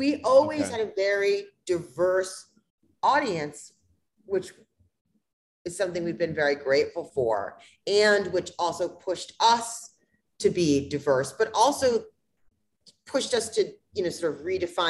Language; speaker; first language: English; native; English